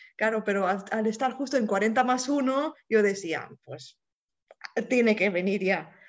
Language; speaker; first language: Spanish; non-native, fluent; Romanian